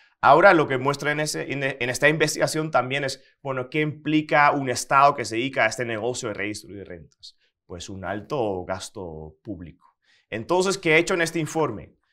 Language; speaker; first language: Spanish; non-native, fluent; Dutch